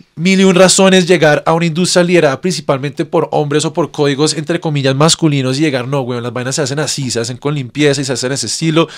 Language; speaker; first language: Spanish; native; Spanish